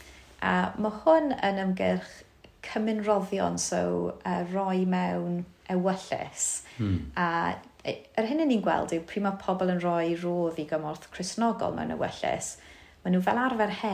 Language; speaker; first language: Welsh; native; Welsh